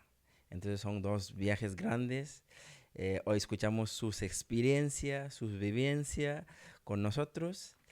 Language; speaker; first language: Spanish; non-native, learner; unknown